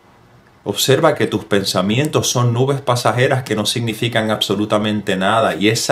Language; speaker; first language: Spanish; native; Spanish